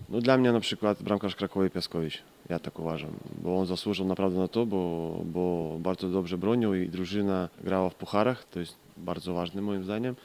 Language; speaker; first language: Polish; non-native, fluent; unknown